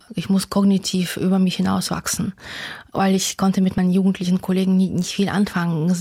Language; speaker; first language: German; non-native, fluent; Russian